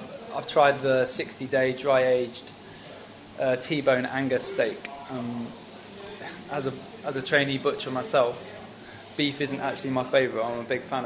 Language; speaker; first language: English; native; English